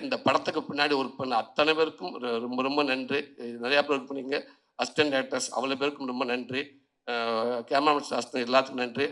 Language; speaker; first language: Tamil; native; Tamil